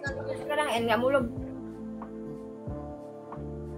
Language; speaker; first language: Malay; non-native, learner; Vietnamese